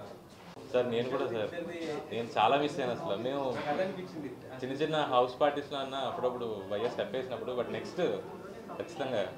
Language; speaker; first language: Telugu; native; Telugu